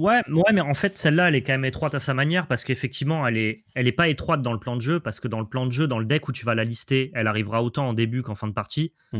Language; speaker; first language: French; native; French